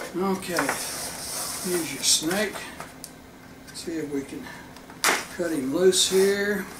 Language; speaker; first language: English; native; English